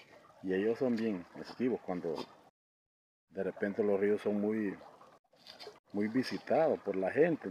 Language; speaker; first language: Spanish; native; Spanish